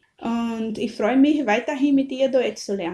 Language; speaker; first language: German; non-native, learner; Portuguese